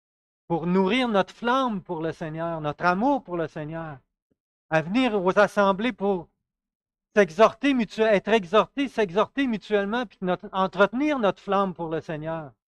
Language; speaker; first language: French; native; French